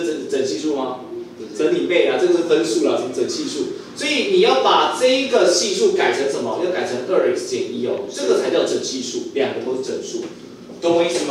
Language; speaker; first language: Chinese; native; Chinese